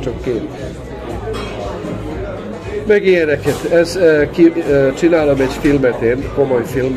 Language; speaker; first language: Hungarian; non-native, local second language; Serbian